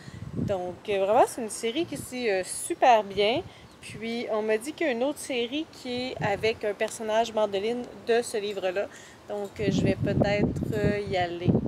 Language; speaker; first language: French; native; French